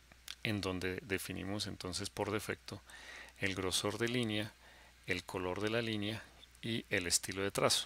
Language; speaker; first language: Spanish; native; Spanish